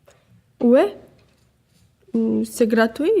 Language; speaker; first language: French; non-native, learner; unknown